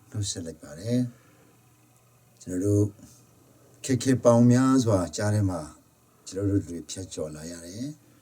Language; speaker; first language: Burmese; non-native, local second language; Hakha Chin